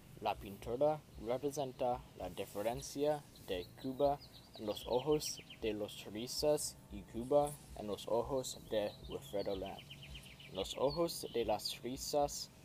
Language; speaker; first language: Spanish; non-native, learner; English